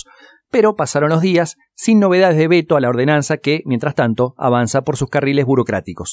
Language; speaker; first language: Spanish; native; Spanish